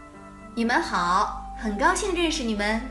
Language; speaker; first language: Chinese; non-native, learner; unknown